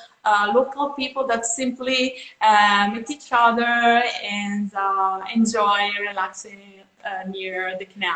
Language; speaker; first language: English; non-native, fluent; Italian